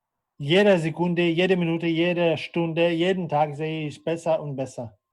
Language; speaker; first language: German; non-native, fluent; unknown